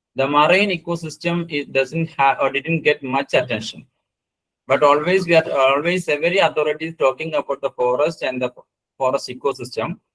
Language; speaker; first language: English; non-native, local second language; Malayalam